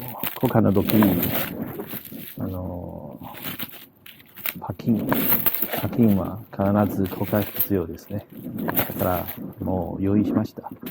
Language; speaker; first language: Japanese; non-native, learner; Chinese